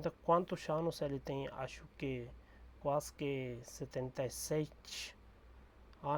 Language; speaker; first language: Portuguese; non-native, learner; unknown